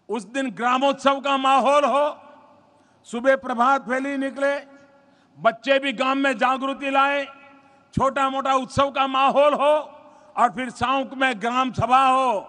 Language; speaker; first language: Hindi; non-native, local second language; Gujarati